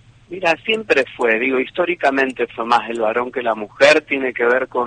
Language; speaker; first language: Spanish; native; Spanish